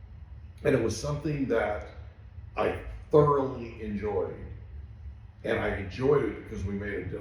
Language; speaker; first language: English; native; English